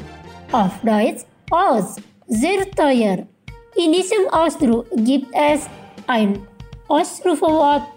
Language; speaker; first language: German; non-native, fluent; Indonesian